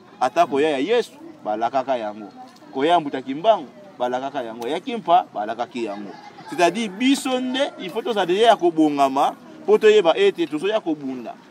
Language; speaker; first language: Lingala; non-native, local second language; Kongo